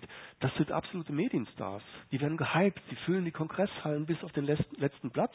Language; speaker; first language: German; native; German